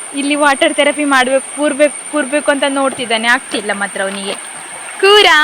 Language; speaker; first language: Kannada; native; Kannada